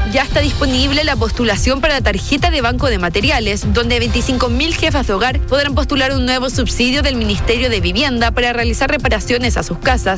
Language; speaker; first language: Spanish; native; Spanish